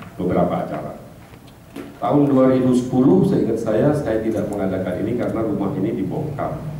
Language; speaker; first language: Indonesian; non-native, local second language; Madurese